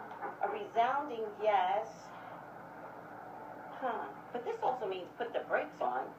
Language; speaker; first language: English; native; English